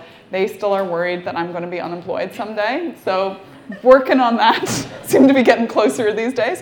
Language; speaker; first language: English; native; English